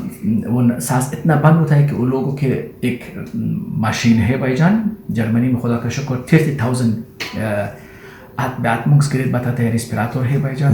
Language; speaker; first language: Hindi; non-native, learner; Persian